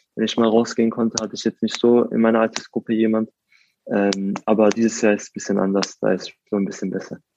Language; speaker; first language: German; native; German